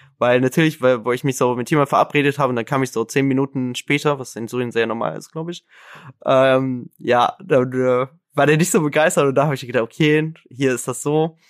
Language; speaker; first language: German; non-native, fluent; Arabic